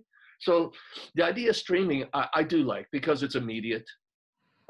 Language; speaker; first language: English; native; English